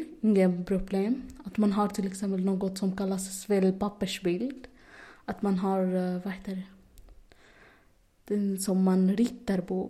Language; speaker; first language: Swedish; non-native, fluent; Arabic